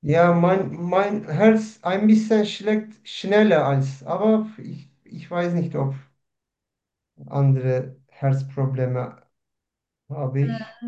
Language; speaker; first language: German; non-native, learner; Turkish